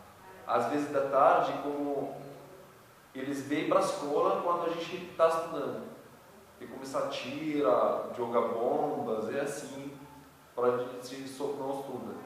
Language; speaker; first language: Portuguese; non-native, learner; Arabic